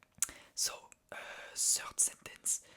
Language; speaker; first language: English; non-native, learner; French